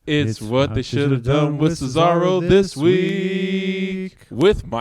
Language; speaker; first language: English; native; English